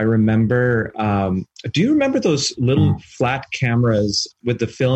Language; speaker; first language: English; non-native, local second language; Urdu